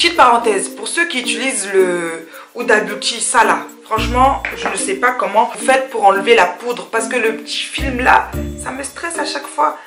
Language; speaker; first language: French; early bilingual, other home language; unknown